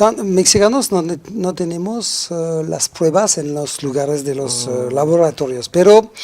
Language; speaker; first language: Spanish; non-native, fluent; French